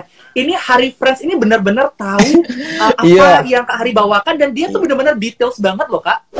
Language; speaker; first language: Indonesian; native; Indonesian